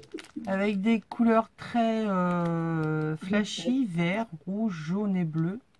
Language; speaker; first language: French; native; French